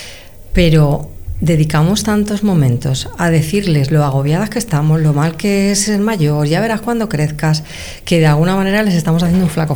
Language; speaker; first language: Spanish; native; Spanish